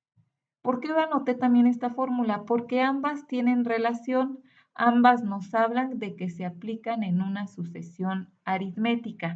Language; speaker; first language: Spanish; native; Spanish